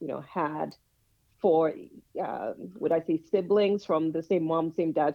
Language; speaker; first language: English; non-native, local second language; Yoruba